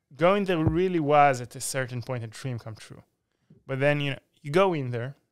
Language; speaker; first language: English; non-native, fluent; Hebrew